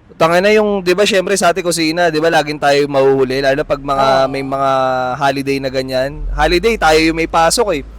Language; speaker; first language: Filipino; native; Filipino